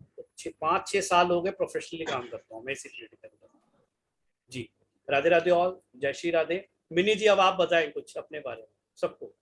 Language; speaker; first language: Hindi; native; Hindi